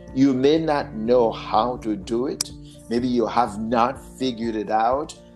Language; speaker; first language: English; non-native, fluent; Haitian Creole